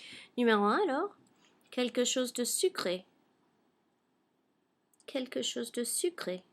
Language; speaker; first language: French; non-native, fluent; English